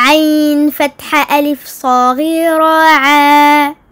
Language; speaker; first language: Arabic; non-native, learner; French